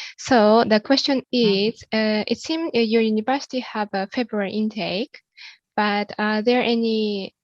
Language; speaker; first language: English; non-native, fluent; Japanese